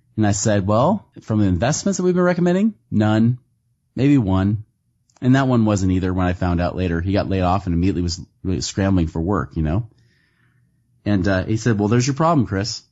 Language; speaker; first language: English; native; English